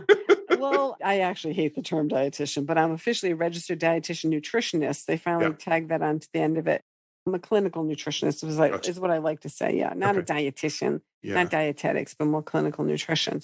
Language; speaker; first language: English; native; English